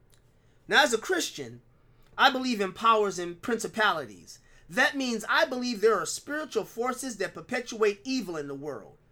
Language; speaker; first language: English; native; English